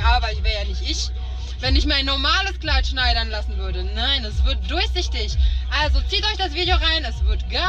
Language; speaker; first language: German; native; German